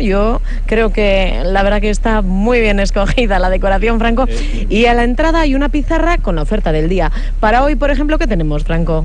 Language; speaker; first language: Spanish; native; Spanish